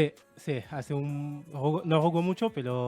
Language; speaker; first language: Spanish; non-native, learner; French